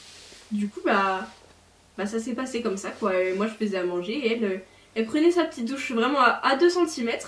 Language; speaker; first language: French; native; French